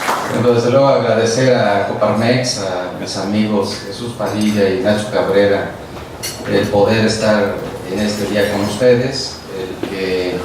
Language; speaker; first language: Spanish; native; Spanish